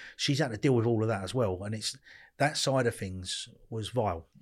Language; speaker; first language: English; native; English